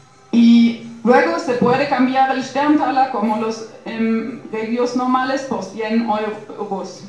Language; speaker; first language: Spanish; non-native, fluent; German